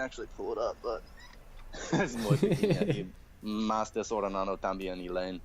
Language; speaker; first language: Spanish; non-native, learner; English